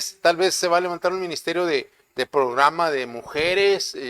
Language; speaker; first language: Spanish; native; Spanish